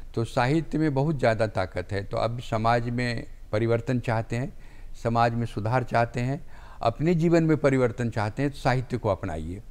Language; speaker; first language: Hindi; native; Hindi